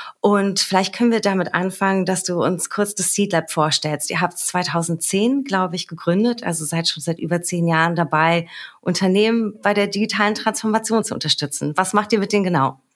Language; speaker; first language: German; native; German